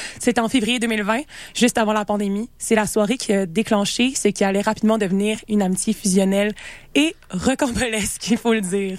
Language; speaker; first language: French; native; French